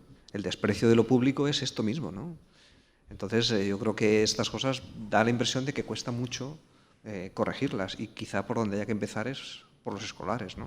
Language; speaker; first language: Spanish; native; Spanish